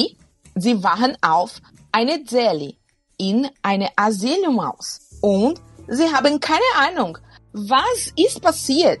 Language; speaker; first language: German; non-native, learner; Portuguese